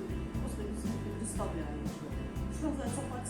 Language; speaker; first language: Russian; native; Russian